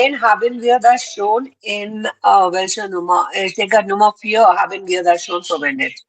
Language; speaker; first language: German; non-native, learner; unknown